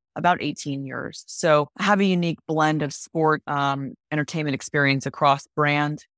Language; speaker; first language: English; native; English